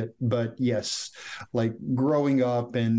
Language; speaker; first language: English; non-native, fluent; Croatian